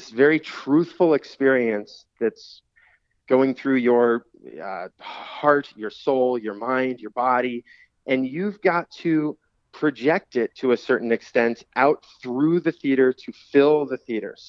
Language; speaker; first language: English; native; English